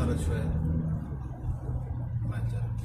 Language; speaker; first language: Arabic; non-native, learner; Hindi